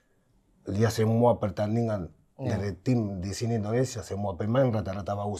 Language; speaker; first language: Indonesian; non-native, fluent; Spanish